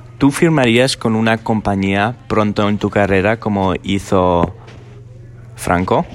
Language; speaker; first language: Spanish; non-native, learner; English